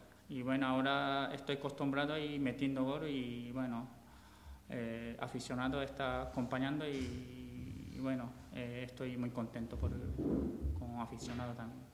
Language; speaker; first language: Spanish; non-native, learner; Japanese